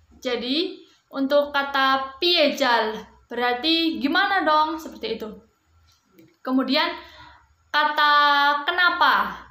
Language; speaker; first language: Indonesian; non-native, local second language; Javanese